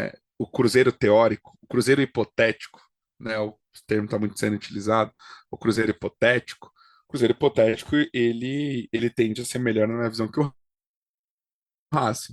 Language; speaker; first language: Portuguese; native; Portuguese